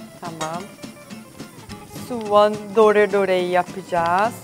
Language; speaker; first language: Turkish; non-native, learner; Portuguese